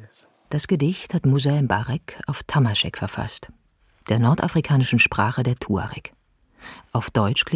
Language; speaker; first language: German; native; German